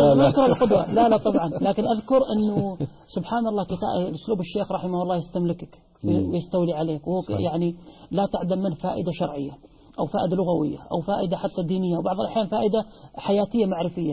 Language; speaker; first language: Arabic; native; Arabic